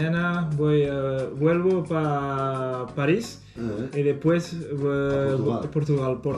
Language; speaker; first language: Spanish; non-native, learner; French